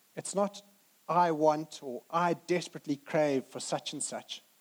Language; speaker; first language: English; native; English